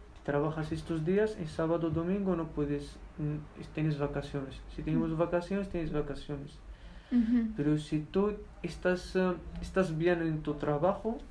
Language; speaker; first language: Spanish; non-native, learner; Berber languages